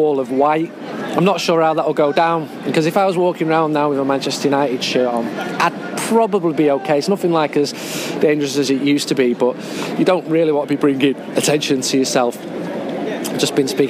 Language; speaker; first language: English; native; English